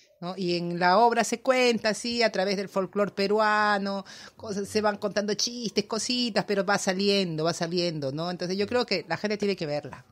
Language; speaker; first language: Spanish; native; Spanish